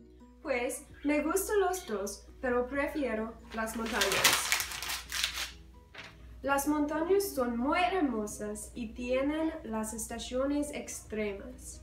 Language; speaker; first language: Spanish; non-native, learner; English